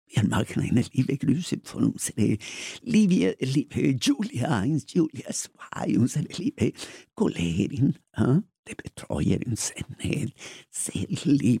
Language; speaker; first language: German; non-native, learner; Spanish